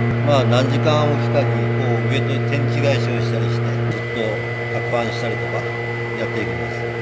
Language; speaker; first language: Japanese; native; Japanese